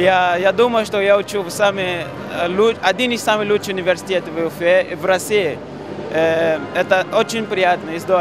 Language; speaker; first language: Russian; non-native, learner; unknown